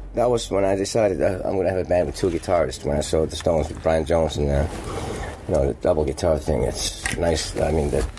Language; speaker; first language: English; non-native, fluent; Finnish